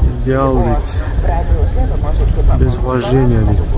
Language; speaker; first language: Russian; non-native, local second language; Kyrgyz